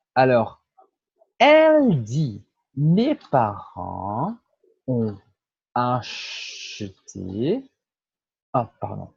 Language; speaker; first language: French; non-native, fluent; Portuguese